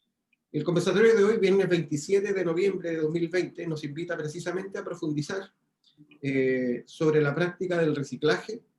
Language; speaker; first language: Spanish; native; Spanish